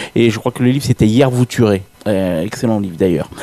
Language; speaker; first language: French; native; French